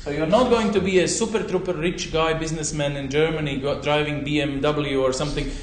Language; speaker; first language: English; non-native, fluent; Latvian